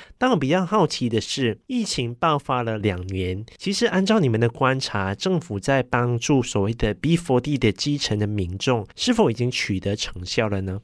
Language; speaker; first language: Chinese; native; Chinese